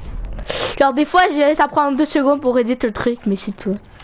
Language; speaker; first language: French; native; French